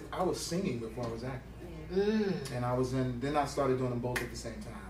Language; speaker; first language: English; native; English